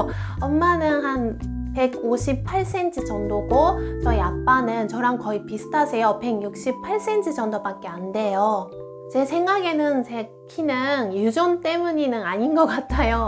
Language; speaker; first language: Korean; non-native, fluent; Japanese